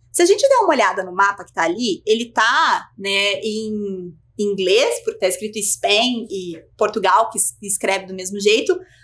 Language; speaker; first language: Portuguese; native; Portuguese